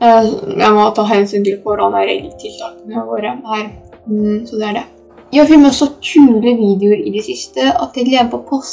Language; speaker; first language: Norwegian; early bilingual, other home language; Polish